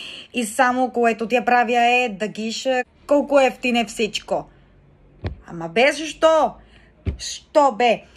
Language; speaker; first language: Bulgarian; non-native, learner; Spanish